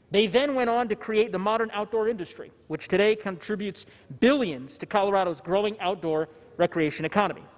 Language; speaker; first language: English; early bilingual, other home language; Tigrinya